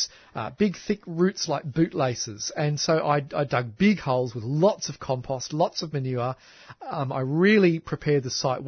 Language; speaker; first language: English; native; English